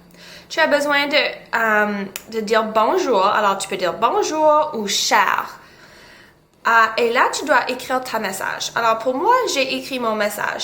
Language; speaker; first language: French; non-native, local second language; English